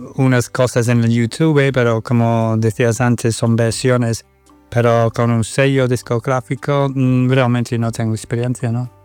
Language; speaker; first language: Spanish; non-native, fluent; English